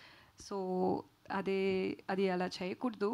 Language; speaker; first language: Telugu; non-native, learner; Tamil